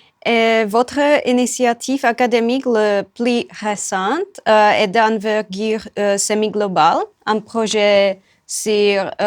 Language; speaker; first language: French; non-native, fluent; Czech